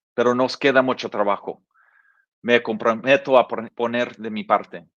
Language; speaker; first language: Spanish; early bilingual, heritage; Spanish